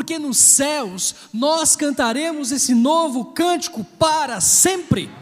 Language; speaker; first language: Portuguese; native; Portuguese